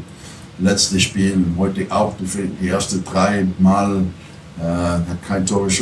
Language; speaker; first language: German; non-native, learner; English